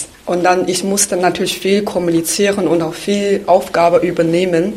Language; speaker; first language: German; non-native, fluent; Chinese